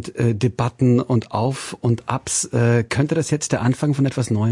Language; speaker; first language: German; native; German